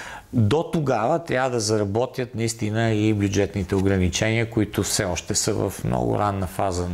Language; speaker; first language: Bulgarian; native; Bulgarian